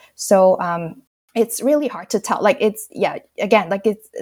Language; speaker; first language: English; non-native, local second language; Cantonese